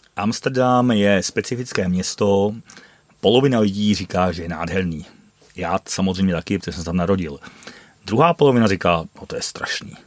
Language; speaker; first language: Czech; non-native, fluent; Dutch